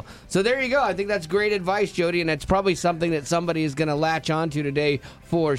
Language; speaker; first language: English; native; English